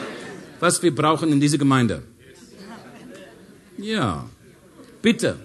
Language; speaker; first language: German; non-native, learner; English